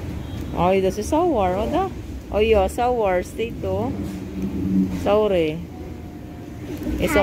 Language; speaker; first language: German; non-native, learner; Filipino